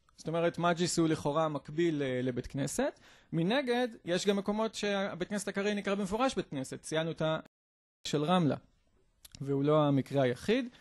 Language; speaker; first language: Hebrew; native; Hebrew